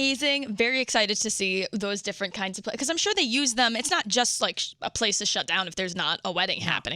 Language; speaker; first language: English; native; English